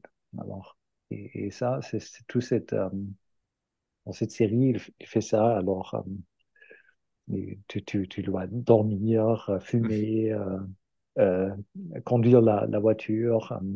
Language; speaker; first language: French; non-native, fluent; German